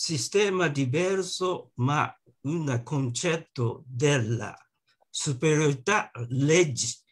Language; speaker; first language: Italian; non-native, learner; Japanese